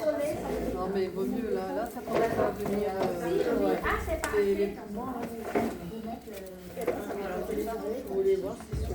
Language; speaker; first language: French; native; French